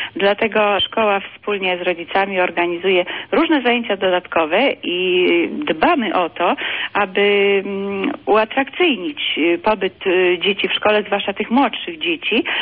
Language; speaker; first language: Polish; native; Polish